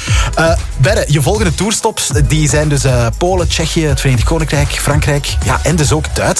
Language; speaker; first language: Dutch; native; Dutch